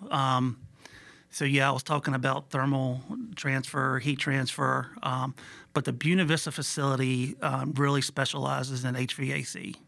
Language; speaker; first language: English; native; English